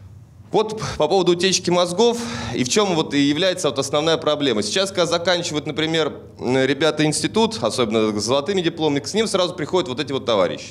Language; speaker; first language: Russian; native; Russian